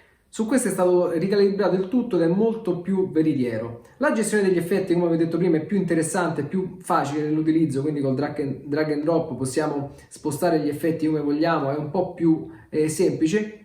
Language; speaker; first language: Italian; native; Italian